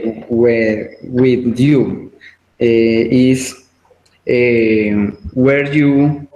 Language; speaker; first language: English; non-native, learner; Spanish